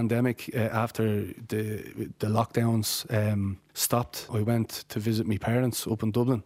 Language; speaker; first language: English; native; English